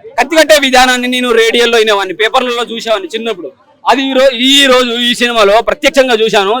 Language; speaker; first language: Telugu; native; Telugu